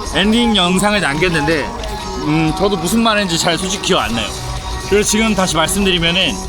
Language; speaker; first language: Korean; native; Korean